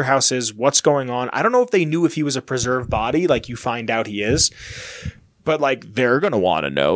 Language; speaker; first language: English; native; English